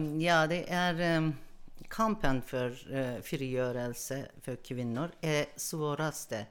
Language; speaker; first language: Swedish; non-native, learner; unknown